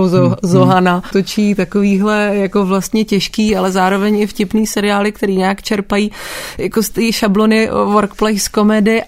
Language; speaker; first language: Czech; native; Czech